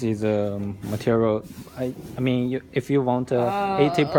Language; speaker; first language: English; non-native, learner; Chinese